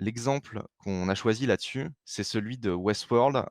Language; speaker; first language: French; native; French